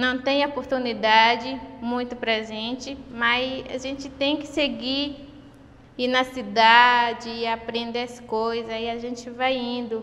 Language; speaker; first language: Portuguese; non-native, local second language; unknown